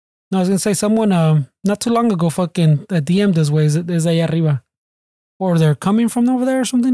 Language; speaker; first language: English; early bilingual, other home language; Spanish